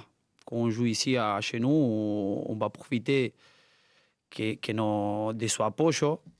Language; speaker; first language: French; non-native, learner; Spanish